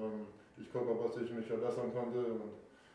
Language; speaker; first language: German; non-native, fluent; English